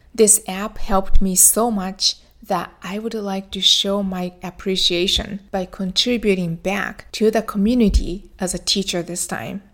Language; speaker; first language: English; non-native, fluent; Japanese